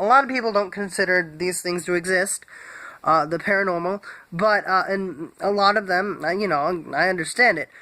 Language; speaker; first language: English; native; English